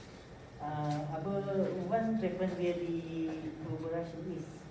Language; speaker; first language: German; non-native, learner; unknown